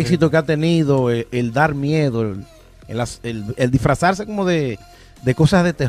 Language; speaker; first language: Spanish; native; Spanish